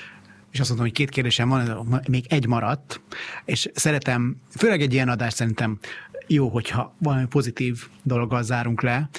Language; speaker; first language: Hungarian; native; Hungarian